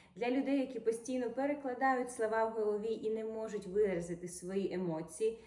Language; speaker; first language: Ukrainian; non-native, local second language; Russian